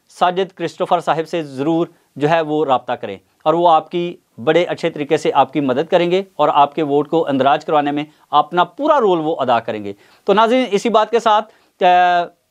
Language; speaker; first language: Urdu; non-native, local second language; Punjabi